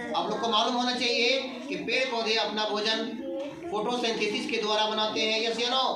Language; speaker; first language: Hindi; native; Hindi